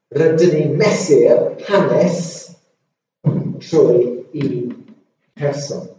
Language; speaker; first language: Welsh; non-native, local second language; English